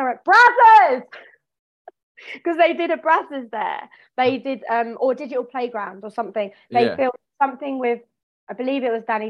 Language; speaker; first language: English; native; English